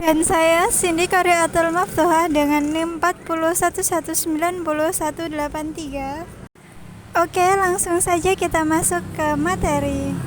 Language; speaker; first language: Indonesian; native; Indonesian